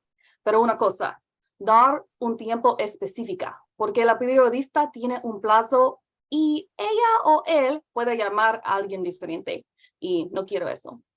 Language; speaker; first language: Spanish; non-native, learner; English